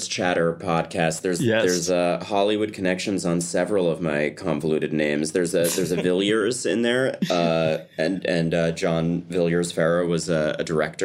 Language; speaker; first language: English; native; English